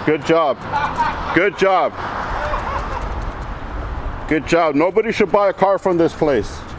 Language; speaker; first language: English; early bilingual, other home language; Spanish